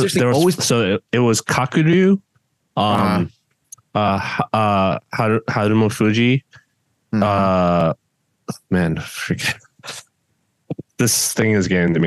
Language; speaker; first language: English; non-native, local second language; Cantonese